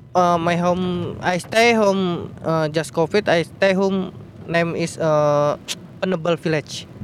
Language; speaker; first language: English; non-native, learner; Indonesian